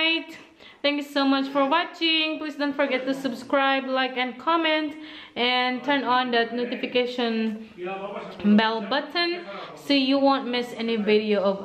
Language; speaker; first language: English; non-native, local second language; Filipino